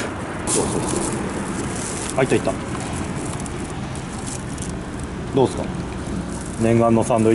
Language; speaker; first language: Japanese; native; Japanese